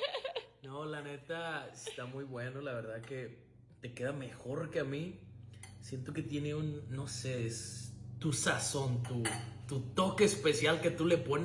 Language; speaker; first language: Spanish; native; Spanish